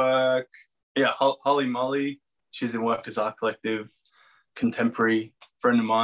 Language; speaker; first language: English; native; English